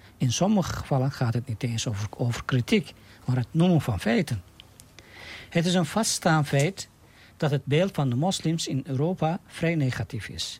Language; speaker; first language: Dutch; non-native, fluent; Turkish